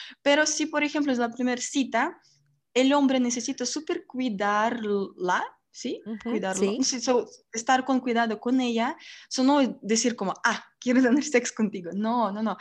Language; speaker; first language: Spanish; non-native, learner; Russian